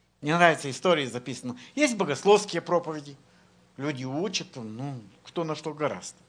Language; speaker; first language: Russian; native; Russian